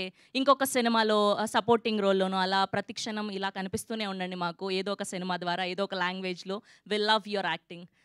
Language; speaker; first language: Telugu; native; Telugu